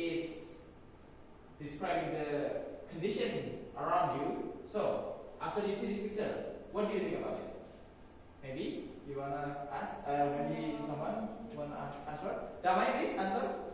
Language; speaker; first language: English; non-native, fluent; Indonesian